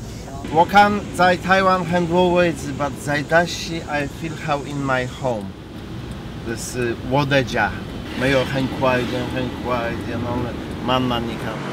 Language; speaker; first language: Chinese; non-native, learner; Polish